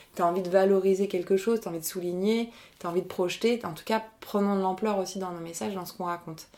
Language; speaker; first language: French; native; French